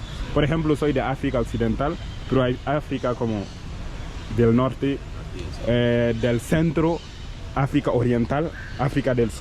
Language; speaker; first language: Spanish; non-native, local second language; French